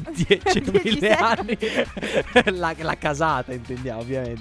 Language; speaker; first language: Italian; native; Italian